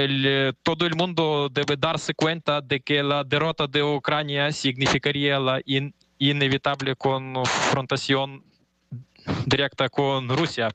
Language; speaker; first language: Spanish; non-native, fluent; Ukrainian